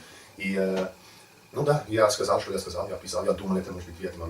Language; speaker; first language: Russian; non-native, learner; English